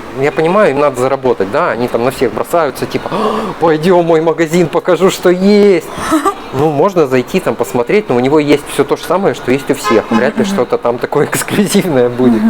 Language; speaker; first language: Russian; native; Russian